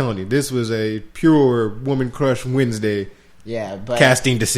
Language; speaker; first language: English; native; English